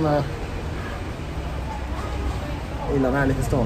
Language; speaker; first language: Swedish; native; Swedish